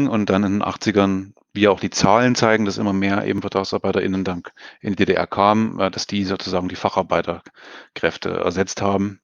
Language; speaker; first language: German; native; German